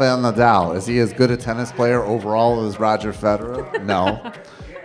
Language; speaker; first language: English; native; English